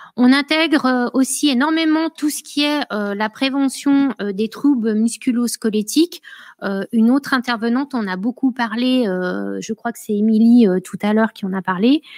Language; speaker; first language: French; native; French